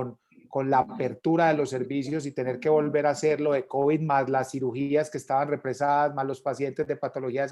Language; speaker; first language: Spanish; native; Spanish